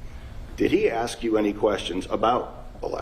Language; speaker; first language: English; native; English